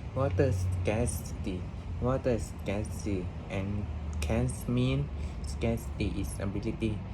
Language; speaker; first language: English; non-native, learner; Thai